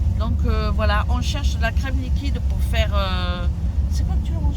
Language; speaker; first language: French; native; French